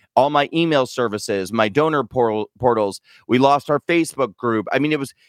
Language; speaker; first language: English; native; English